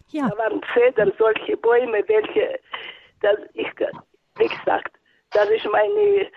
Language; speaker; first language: German; non-native, fluent; Russian